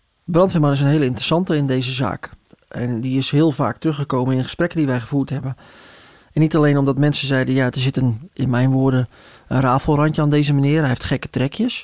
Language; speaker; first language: Dutch; native; Dutch